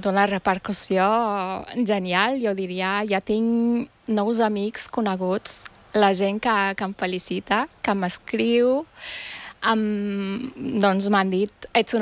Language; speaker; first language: Catalan; non-native, fluent; Turkish